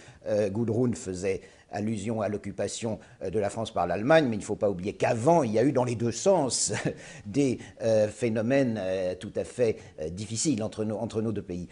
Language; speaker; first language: French; native; French